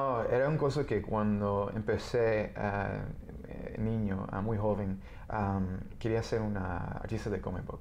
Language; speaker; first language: Spanish; early bilingual, heritage; Spanish